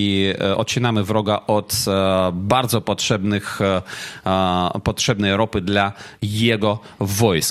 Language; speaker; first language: Polish; non-native, fluent; Ukrainian